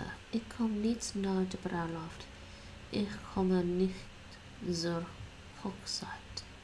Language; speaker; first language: Dutch; non-native, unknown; English